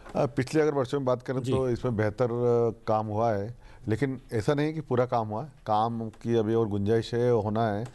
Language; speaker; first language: Hindi; native; Hindi